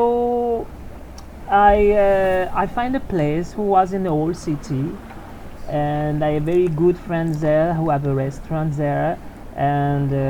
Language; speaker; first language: English; non-native, fluent; French